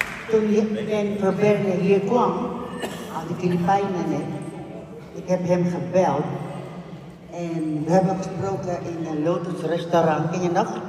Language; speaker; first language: Dutch; non-native, fluent; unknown